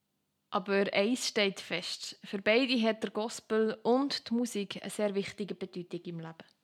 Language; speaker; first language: German; native; German